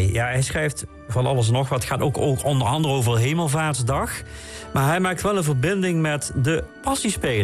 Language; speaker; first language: Dutch; native; Dutch